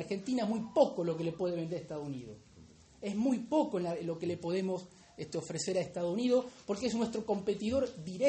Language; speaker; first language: Spanish; native; Spanish